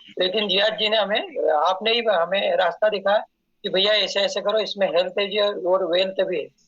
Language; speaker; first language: Hindi; native; Hindi